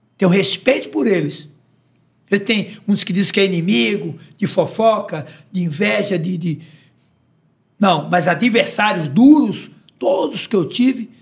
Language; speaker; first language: Portuguese; native; Portuguese